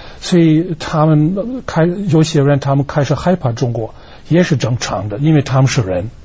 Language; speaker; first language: Chinese; non-native, fluent; German